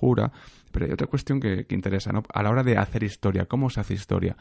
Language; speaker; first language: Spanish; native; Spanish